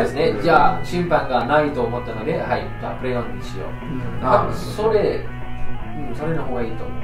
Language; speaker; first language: Japanese; non-native, fluent; English